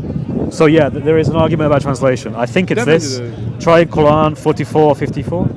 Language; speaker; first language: English; native; English